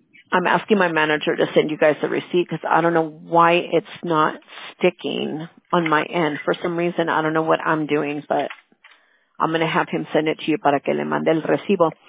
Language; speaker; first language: English; early bilingual, other home language; Spanish